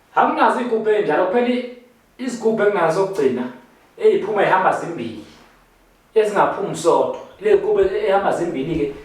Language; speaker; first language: Zulu; native; Zulu